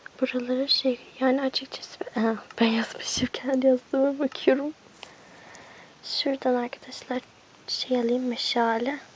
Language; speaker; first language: Turkish; early bilingual, heritage; Turkish